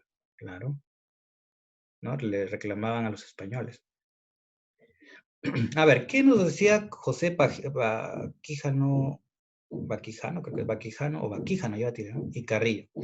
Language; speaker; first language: Spanish; native; Spanish